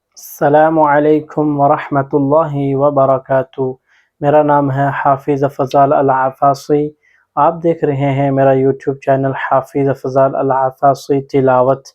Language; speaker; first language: Urdu; non-native, local second language; Punjabi